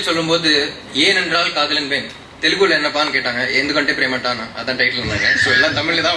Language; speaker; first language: Tamil; non-native, local second language; Telugu